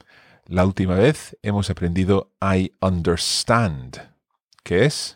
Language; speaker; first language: Spanish; non-native, fluent; English